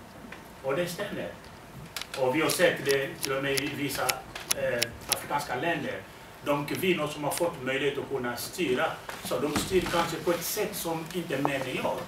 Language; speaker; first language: Swedish; non-native, fluent; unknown